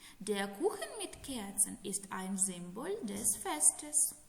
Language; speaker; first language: German; non-native, fluent; Ukrainian